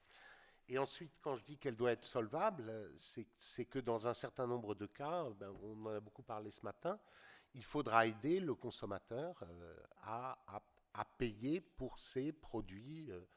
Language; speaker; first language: French; native; French